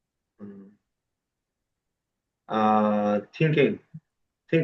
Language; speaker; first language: English; non-native, learner; Vietnamese